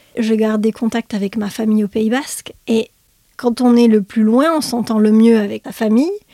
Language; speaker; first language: French; native; French